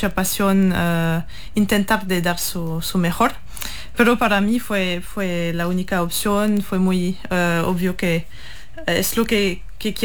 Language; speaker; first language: Spanish; non-native, fluent; French